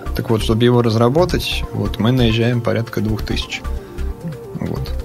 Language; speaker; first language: Russian; non-native, fluent; Serbian